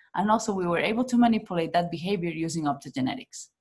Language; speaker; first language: English; non-native, fluent; Spanish